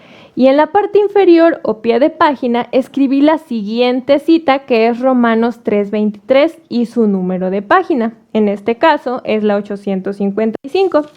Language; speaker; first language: Spanish; native; Spanish